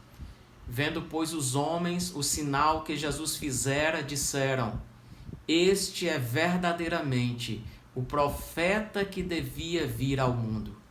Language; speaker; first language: Portuguese; native; Portuguese